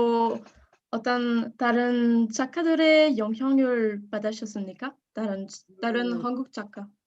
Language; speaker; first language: Korean; non-native, learner; French